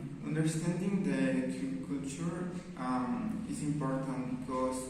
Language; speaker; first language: English; non-native, learner; Spanish